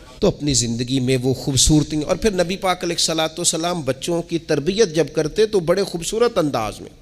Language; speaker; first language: Urdu; non-native, local second language; Punjabi